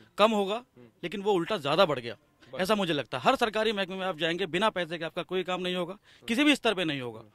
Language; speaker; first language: Hindi; native; Hindi